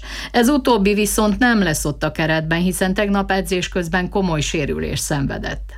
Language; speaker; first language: Hungarian; native; Hungarian